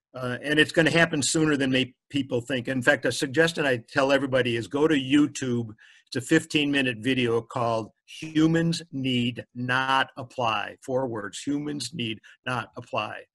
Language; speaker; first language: English; native; English